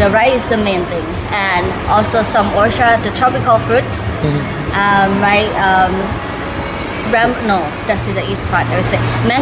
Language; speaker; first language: English; non-native, learner; Thai